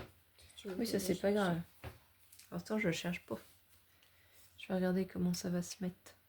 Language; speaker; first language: French; native; French